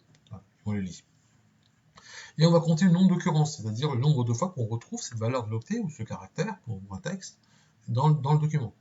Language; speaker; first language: French; native; French